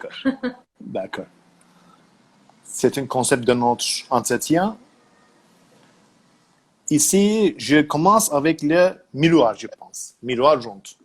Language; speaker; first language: French; non-native, learner; Turkish